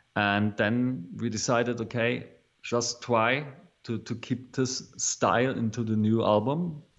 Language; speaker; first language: English; non-native, fluent; German